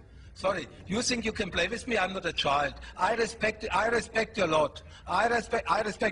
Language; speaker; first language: English; non-native, learner; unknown